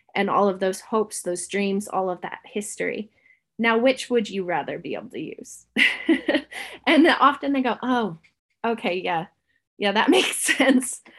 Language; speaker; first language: English; native; English